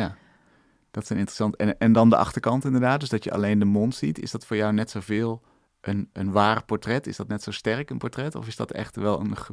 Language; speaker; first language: Dutch; native; Dutch